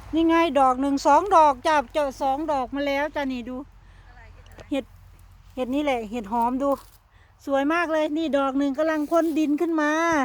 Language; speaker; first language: Thai; native; Thai